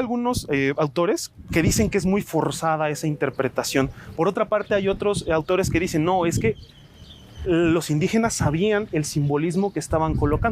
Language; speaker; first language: Spanish; native; Spanish